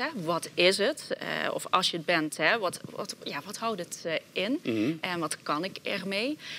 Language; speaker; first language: Dutch; native; Dutch